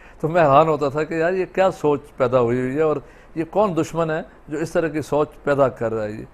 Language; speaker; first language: Urdu; non-native, local second language; Sindhi